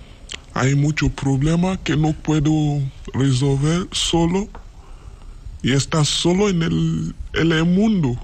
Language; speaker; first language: Spanish; non-native, learner; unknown